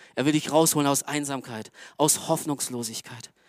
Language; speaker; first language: German; early bilingual, other home language; Romanian